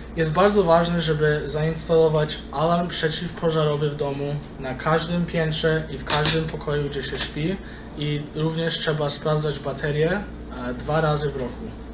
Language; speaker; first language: Polish; early bilingual, heritage; Polish